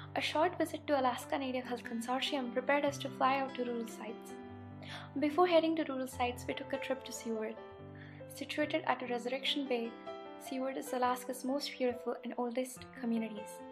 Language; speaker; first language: English; native; English